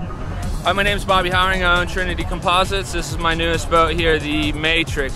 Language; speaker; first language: English; native; English